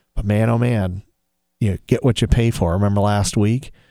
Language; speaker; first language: English; native; English